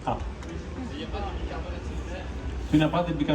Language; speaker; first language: French; non-native, learner; Italian